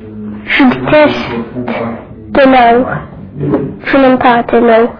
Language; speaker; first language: French; non-native, learner; English